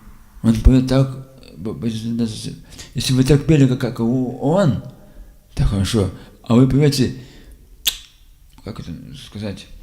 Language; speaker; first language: Russian; non-native, local second language; Lithuanian